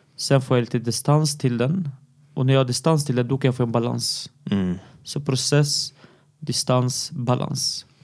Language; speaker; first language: Swedish; early bilingual, other home language; Arabic